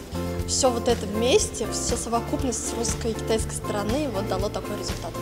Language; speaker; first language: Russian; native; Russian